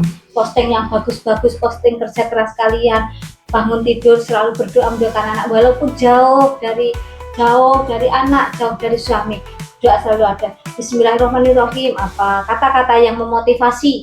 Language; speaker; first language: Indonesian; non-native, local second language; Javanese